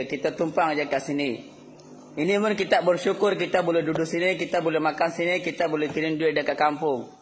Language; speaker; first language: Malay; non-native, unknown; Rohingya